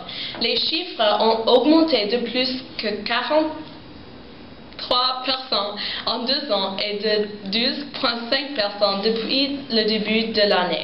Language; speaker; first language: French; non-native, learner; English